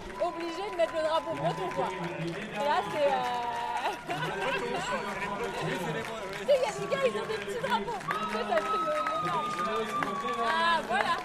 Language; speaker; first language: French; native; French